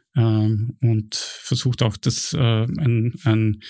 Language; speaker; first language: German; native; German